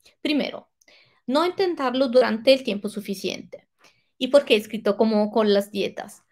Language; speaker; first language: Spanish; non-native, fluent; Italian